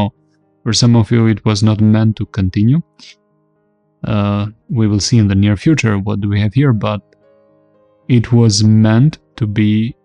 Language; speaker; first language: English; non-native, fluent; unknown